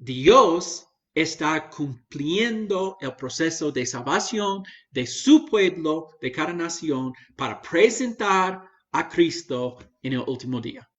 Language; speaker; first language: Spanish; non-native, fluent; English